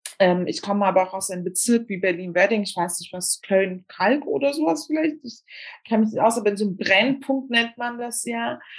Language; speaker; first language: German; early bilingual, other home language; Turkish